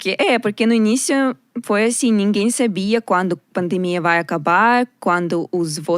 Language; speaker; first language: Portuguese; non-native, learner; Russian